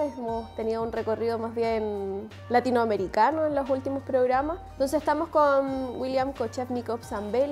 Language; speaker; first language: Spanish; native; Spanish